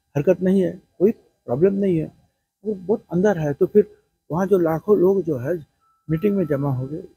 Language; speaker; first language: Hindi; non-native, local second language; Marathi